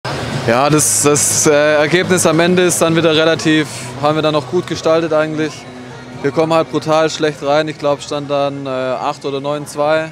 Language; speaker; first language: German; native; German